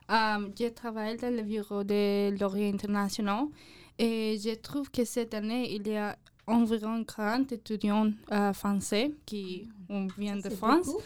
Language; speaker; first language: French; non-native, learner; English